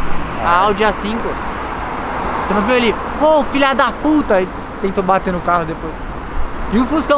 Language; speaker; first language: Portuguese; native; Portuguese